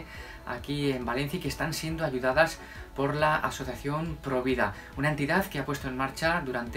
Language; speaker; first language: Spanish; native; Spanish